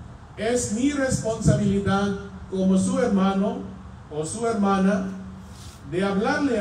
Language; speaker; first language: Spanish; non-native, fluent; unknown